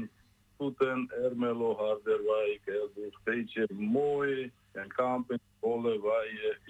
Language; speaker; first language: Dutch; non-native, learner; Georgian